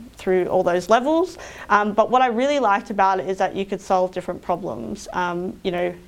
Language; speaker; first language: English; native; English